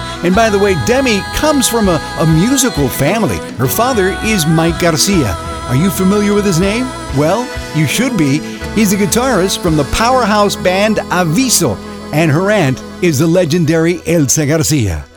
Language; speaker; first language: English; early bilingual, other home language; Spanish